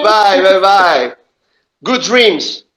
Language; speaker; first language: English; non-native, learner; Portuguese